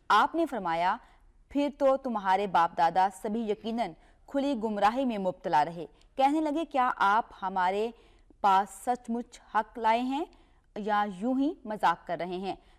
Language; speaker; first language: Urdu; native; Urdu